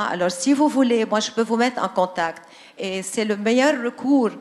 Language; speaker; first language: French; non-native, local second language; Arabic